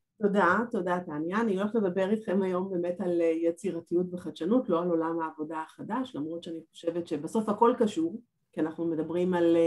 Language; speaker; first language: Hebrew; native; Hebrew